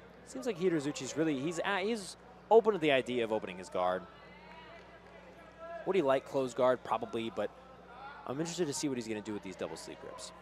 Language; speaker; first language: English; native; English